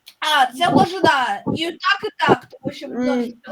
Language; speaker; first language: Ukrainian; non-native, local second language; Russian